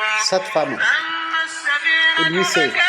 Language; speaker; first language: French; non-native, local second language; Arabic